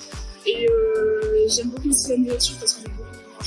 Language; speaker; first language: French; early bilingual, other home language; Fijian